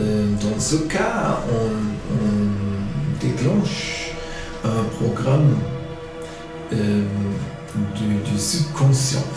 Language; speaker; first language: French; non-native, fluent; German